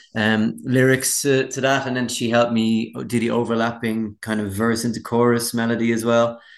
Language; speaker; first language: English; native; English